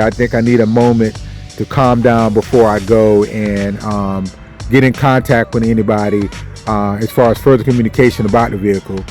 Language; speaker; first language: English; native; English